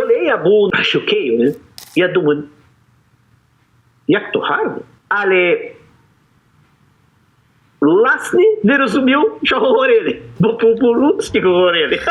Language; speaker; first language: Ukrainian; early bilingual, heritage; Portuguese